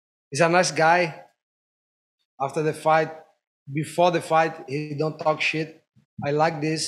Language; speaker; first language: English; non-native, learner; Portuguese